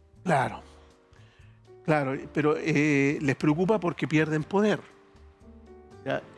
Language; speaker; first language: Spanish; native; Spanish